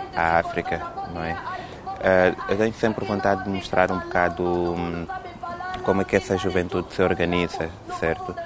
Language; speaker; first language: Portuguese; non-native, fluent; Italian